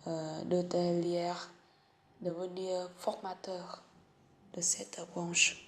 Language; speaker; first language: French; non-native, learner; Vietnamese